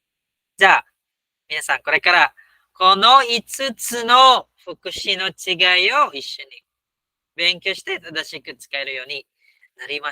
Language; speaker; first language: Japanese; non-native, fluent; Filipino